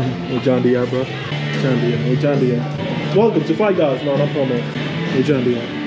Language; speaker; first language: English; early bilingual, other home language; Spanish